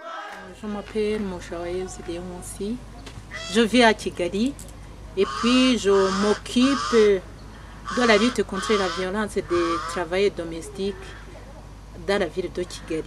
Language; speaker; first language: French; non-native, local second language; Kinyarwanda